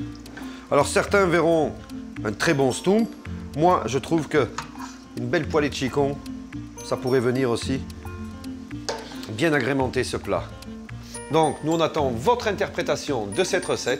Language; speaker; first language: French; native; French